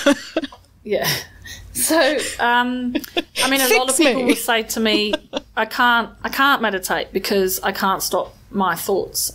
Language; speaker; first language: English; native; English